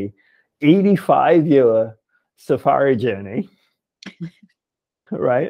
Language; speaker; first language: English; non-native, local second language; Tamil